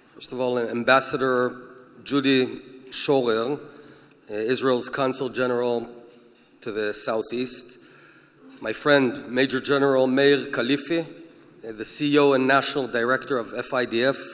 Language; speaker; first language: English; early bilingual, heritage; English